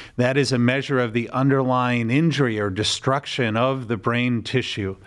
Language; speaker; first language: English; native; English